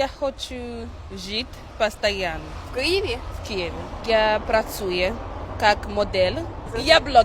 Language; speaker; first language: Ukrainian; non-native, learner; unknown